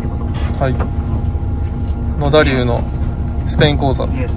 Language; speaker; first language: Japanese; native; Japanese